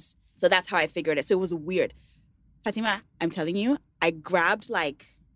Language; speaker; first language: English; non-native, local second language; Yoruba